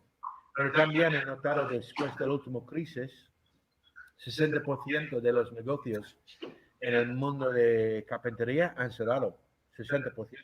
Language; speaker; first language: Spanish; non-native, fluent; English